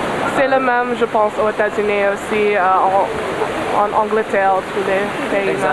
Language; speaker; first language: French; non-native, learner; English